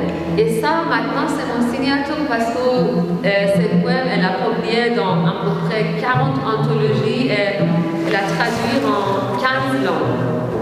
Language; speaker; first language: French; non-native, learner; Persian